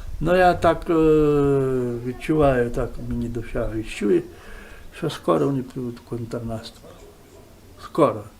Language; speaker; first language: Ukrainian; native; Ukrainian